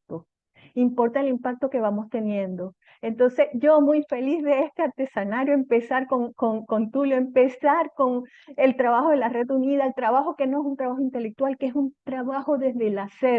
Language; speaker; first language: Spanish; native; Spanish